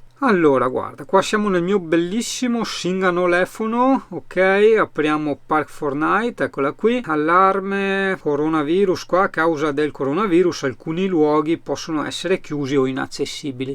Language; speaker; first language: Italian; native; Italian